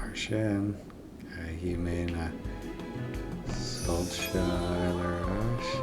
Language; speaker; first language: Irish; non-native, local second language; English